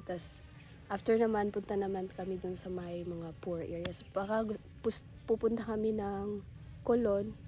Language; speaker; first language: Filipino; non-native, local second language; Cebuano